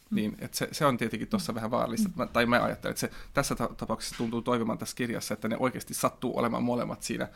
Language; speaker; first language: Finnish; non-native, local second language; Swedish